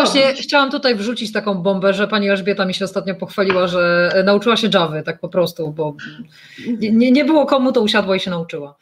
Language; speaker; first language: Polish; native; Polish